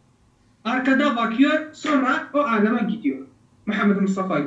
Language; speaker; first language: Turkish; non-native, learner; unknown